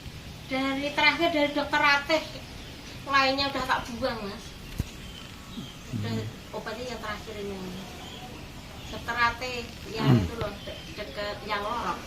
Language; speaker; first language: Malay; non-native, local second language; Javanese